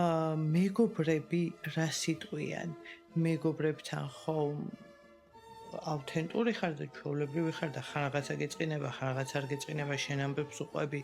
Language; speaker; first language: Georgian; native; Georgian